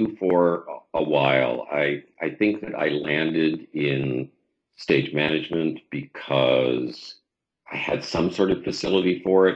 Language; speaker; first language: English; native; English